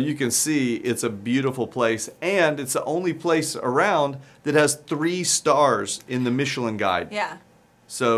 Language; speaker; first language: English; native; English